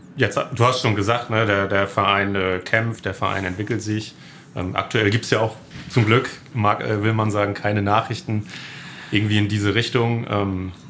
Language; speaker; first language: German; native; German